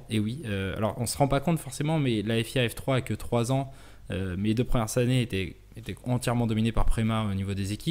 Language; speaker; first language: French; native; French